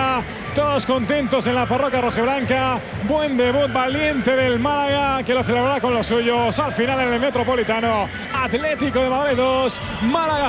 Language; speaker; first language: Spanish; native; Spanish